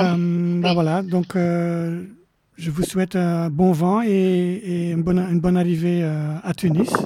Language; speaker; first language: French; native; French